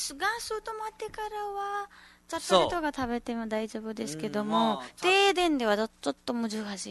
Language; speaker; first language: Japanese; non-native, learner; Nepali